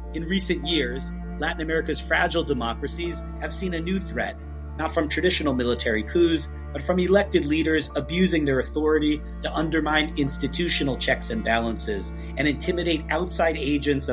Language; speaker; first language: English; native; English